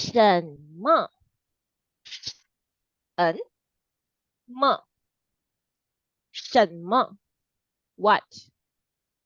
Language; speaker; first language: Chinese; non-native, fluent; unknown